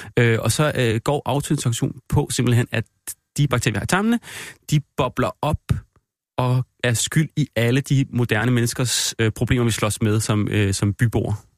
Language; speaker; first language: Danish; native; Danish